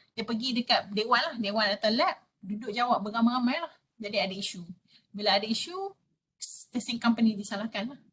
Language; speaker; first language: Malay; native; Malay